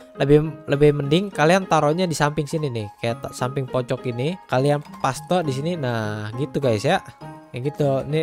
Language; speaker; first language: Indonesian; native; Indonesian